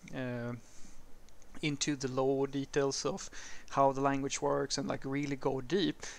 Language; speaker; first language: English; non-native, fluent; Swedish